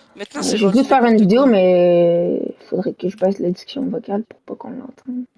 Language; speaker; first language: French; native; French